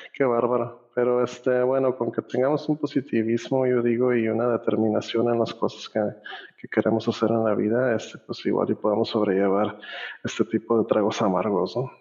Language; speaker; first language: Spanish; native; Spanish